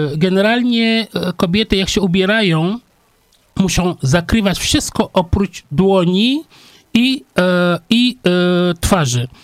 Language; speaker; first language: Polish; non-native, fluent; Wolof